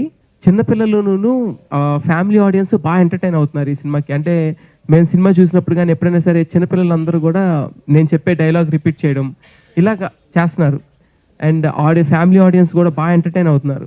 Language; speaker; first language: Telugu; native; Telugu